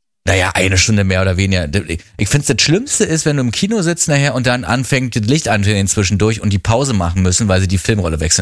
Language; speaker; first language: German; native; German